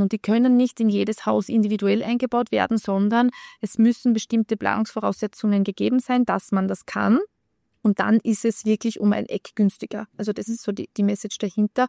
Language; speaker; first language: German; native; German